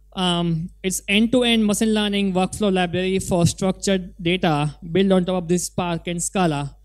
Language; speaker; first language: English; non-native, local second language; Gujarati